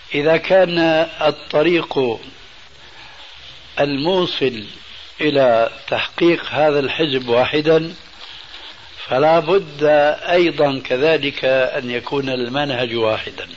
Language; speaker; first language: Arabic; early bilingual, other home language; Albanian